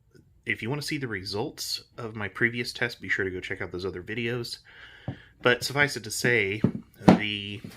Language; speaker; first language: English; native; English